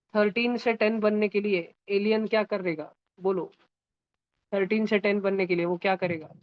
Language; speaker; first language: Hindi; non-native, local second language; Marathi